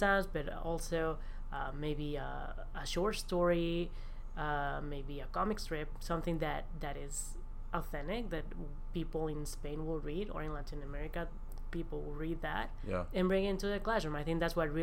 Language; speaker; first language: English; non-native, fluent; Spanish